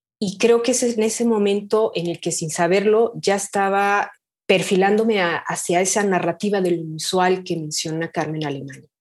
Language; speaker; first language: Spanish; native; Spanish